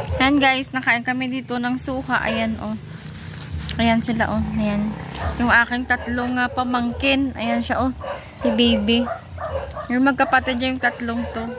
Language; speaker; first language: Filipino; non-native, local second language; Hiligaynon